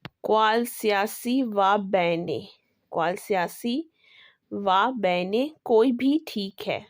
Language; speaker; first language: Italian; non-native, fluent; Urdu